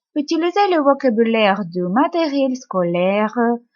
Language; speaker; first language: French; non-native, fluent; Ukrainian